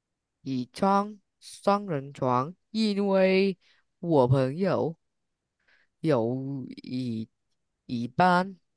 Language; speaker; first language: Chinese; non-native, learner; Vietnamese